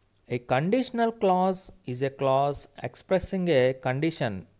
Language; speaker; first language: English; non-native, local second language; Telugu